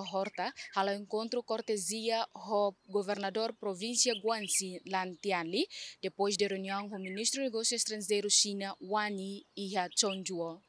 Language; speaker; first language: Portuguese; non-native, local second language; Tetum